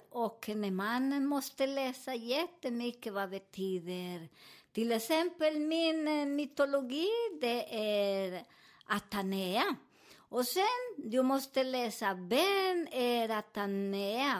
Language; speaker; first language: Swedish; non-native, learner; Spanish